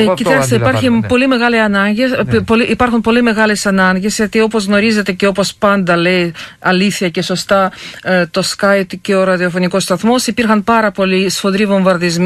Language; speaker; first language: Greek; non-native, fluent; Ukrainian